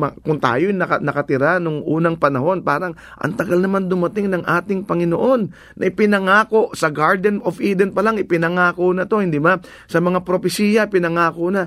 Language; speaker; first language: Filipino; native; Filipino